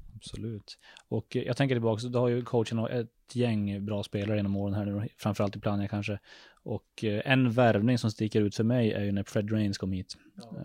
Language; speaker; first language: Swedish; native; Swedish